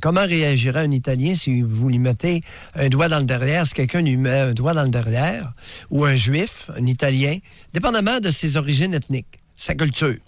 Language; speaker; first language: French; native; French